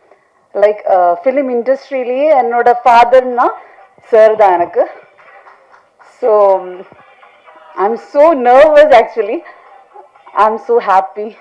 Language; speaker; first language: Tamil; non-native, learner; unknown